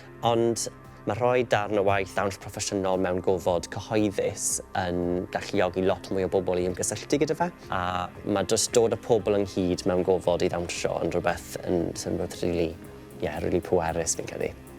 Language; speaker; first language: Welsh; native; Welsh